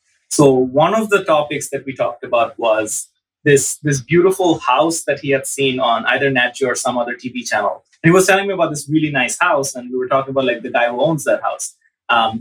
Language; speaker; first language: English; non-native, local second language; Bangla